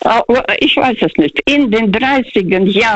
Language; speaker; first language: German; non-native, fluent; Russian